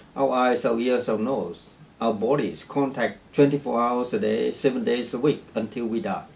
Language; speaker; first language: English; non-native, fluent; Vietnamese